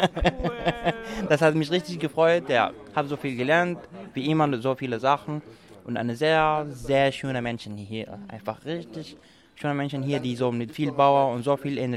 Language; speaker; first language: German; non-native, local second language; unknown